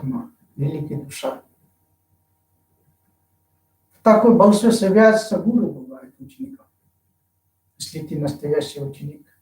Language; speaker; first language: Russian; non-native, fluent; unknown